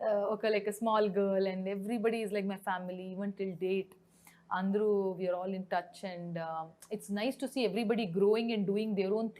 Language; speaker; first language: Telugu; non-native, local second language; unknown